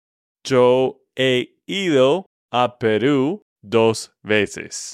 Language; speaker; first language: Spanish; non-native, fluent; English